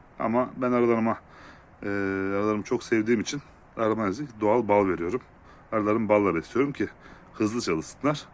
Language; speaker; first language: Turkish; native; Turkish